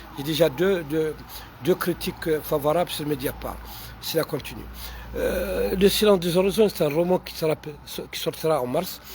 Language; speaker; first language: French; non-native, local second language; Arabic